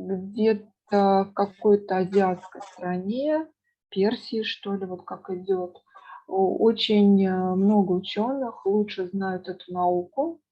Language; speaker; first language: Russian; native; Russian